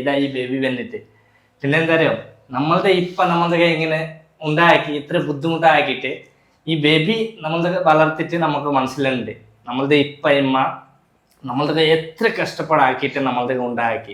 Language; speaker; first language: Malayalam; non-native, learner; Hindi